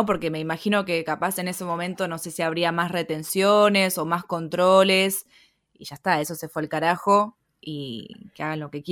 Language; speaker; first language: Spanish; native; Spanish